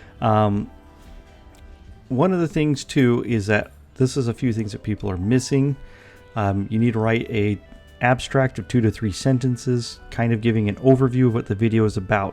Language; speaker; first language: English; native; English